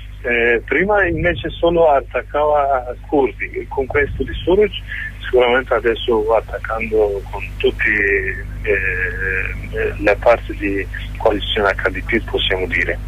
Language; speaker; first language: Italian; non-native, learner; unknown